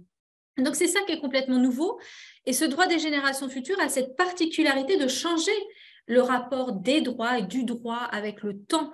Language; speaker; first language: French; native; French